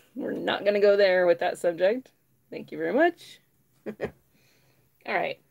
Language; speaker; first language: English; native; English